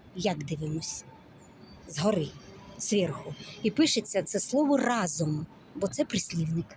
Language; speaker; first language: Ukrainian; non-native, local second language; Russian